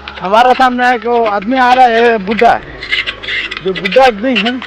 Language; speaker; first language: Hindi; non-native, learner; Bangla